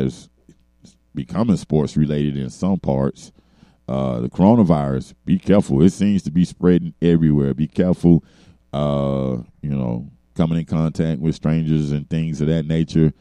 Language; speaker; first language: English; native; English